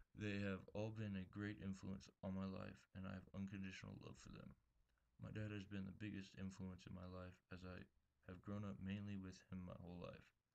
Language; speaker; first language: English; native; English